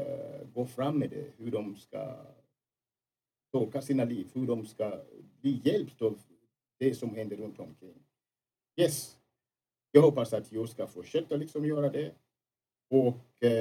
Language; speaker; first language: Swedish; non-native, fluent; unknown